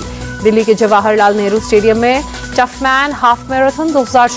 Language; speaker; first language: Hindi; native; Hindi